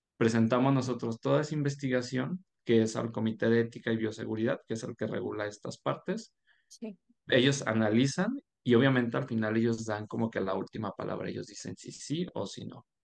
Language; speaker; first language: Spanish; native; Spanish